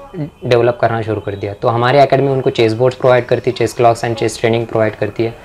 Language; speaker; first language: Hindi; non-native, local second language; Marathi